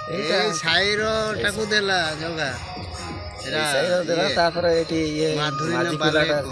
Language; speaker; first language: Odia; native; Odia